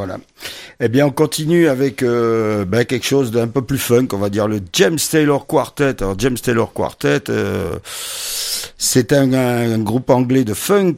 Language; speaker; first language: French; native; French